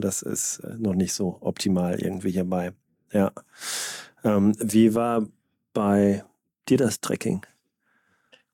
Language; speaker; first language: German; native; German